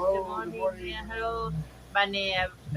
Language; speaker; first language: English; non-native, learner; Thai